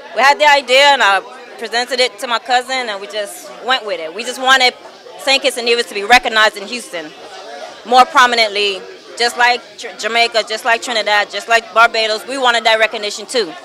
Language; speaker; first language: English; native; English